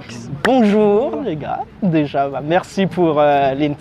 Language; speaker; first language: French; native; French